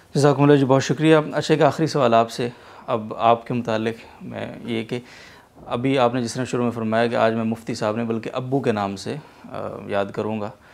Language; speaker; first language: Urdu; native; Urdu